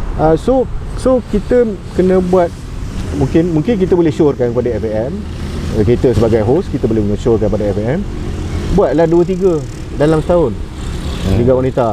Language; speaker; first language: Malay; native; Malay